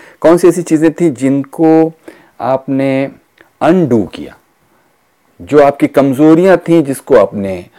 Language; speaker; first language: Hindi; native; Hindi